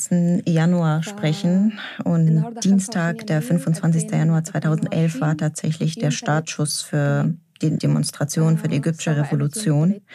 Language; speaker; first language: German; non-native, fluent; Arabic